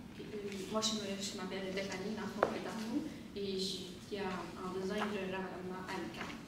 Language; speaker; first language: French; native; French